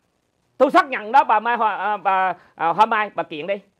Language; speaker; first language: Vietnamese; native; Vietnamese